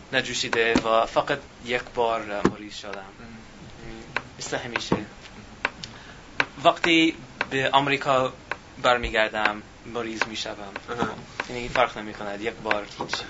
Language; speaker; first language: Persian; non-native, learner; English